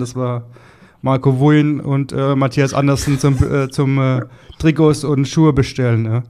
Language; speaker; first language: German; native; German